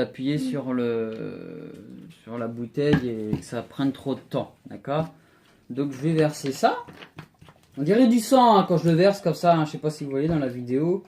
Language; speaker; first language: French; native; French